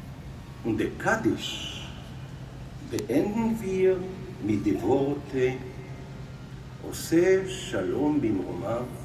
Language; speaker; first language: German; non-native, fluent; Hebrew